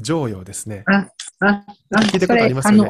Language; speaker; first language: Japanese; native; Japanese